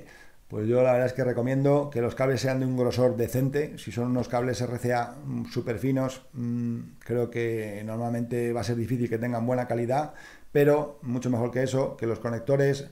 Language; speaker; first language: Spanish; native; Spanish